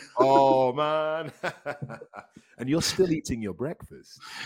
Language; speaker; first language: English; native; English